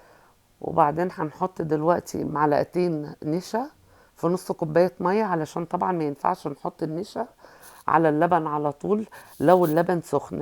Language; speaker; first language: Arabic; native; Arabic